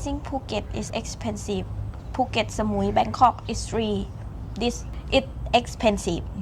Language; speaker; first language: English; non-native, learner; Thai